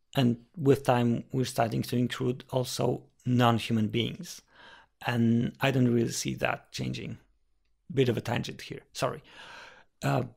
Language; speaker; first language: English; non-native, fluent; Polish